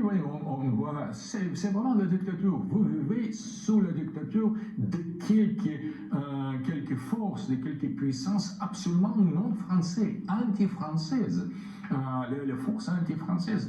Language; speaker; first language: French; non-native, fluent; Russian